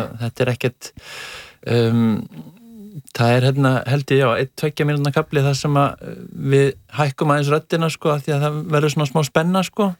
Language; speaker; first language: Icelandic; native; Icelandic